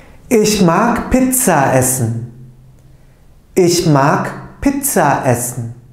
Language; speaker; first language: German; non-native, fluent; Turkish